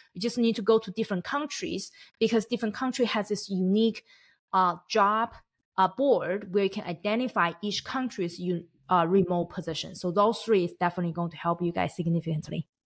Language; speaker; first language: English; non-native, fluent; Chinese